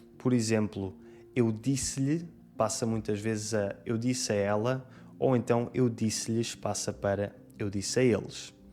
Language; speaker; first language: Portuguese; native; Portuguese